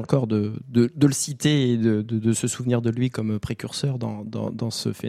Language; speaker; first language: French; native; French